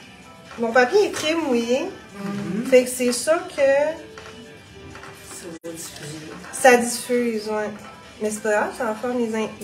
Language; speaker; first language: French; native; French